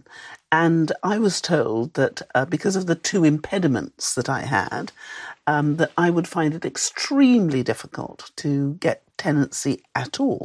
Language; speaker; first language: English; native; English